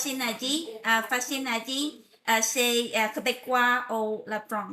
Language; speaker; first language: French; non-native, learner; Vietnamese